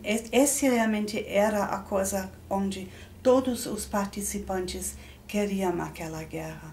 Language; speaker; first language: Portuguese; non-native, fluent; German